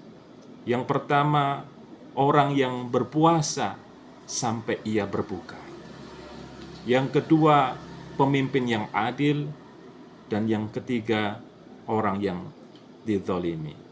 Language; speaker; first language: Indonesian; native; Indonesian